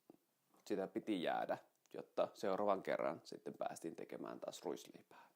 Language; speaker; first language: Finnish; native; Finnish